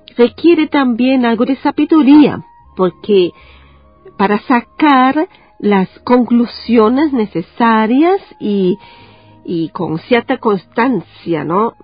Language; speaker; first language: Spanish; non-native, fluent; German